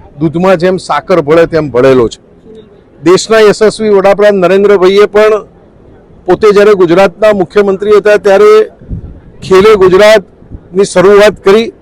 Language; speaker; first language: Gujarati; native; Gujarati